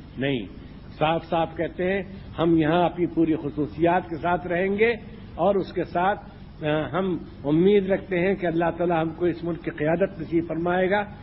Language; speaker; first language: Urdu; native; Urdu